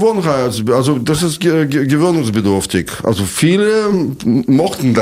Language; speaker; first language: German; non-native, fluent; Russian